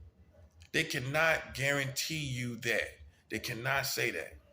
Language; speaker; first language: English; native; English